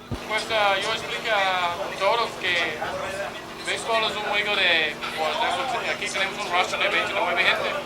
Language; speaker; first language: Spanish; non-native, fluent; English